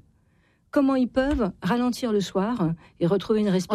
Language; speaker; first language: French; native; French